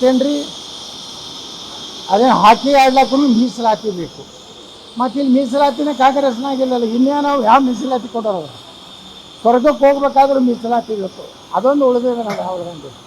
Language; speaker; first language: Kannada; native; Kannada